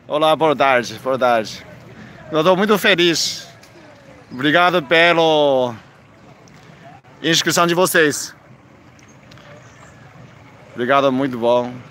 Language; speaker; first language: Portuguese; non-native, fluent; Chinese